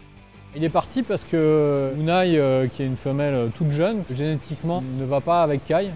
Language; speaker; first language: French; native; French